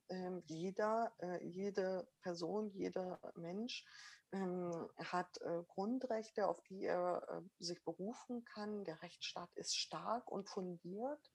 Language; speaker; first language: German; early bilingual, other home language; Arabic